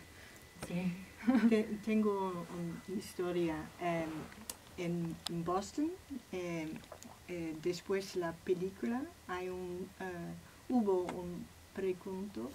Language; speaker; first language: Spanish; non-native, learner; English